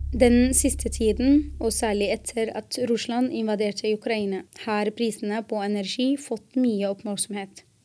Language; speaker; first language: Norwegian; non-native, fluent; Arabic